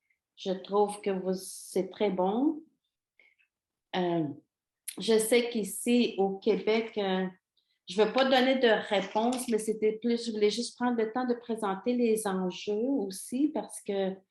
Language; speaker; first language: French; non-native, local second language; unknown